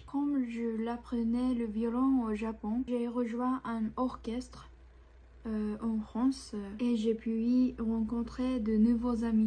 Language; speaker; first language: French; non-native, fluent; Japanese